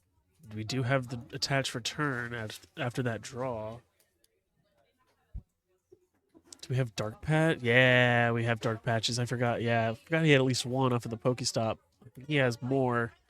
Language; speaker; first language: English; native; English